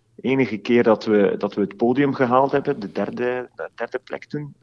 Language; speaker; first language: Dutch; native; Dutch